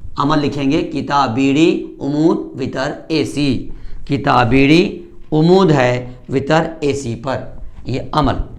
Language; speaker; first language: Urdu; native; Urdu